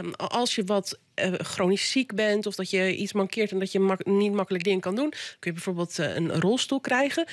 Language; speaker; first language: Dutch; native; Dutch